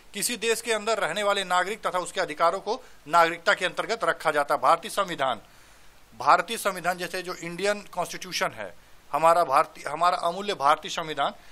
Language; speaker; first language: Hindi; native; Hindi